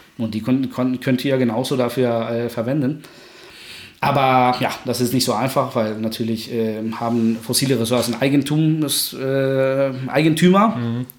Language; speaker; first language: German; non-native, fluent; Spanish